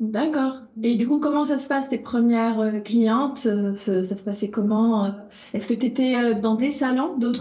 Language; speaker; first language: French; native; French